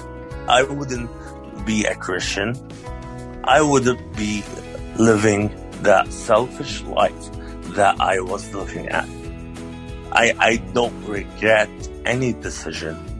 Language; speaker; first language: English; non-native, fluent; Arabic